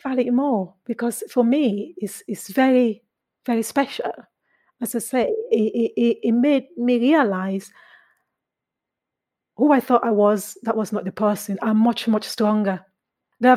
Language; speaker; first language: English; non-native, local second language; Krio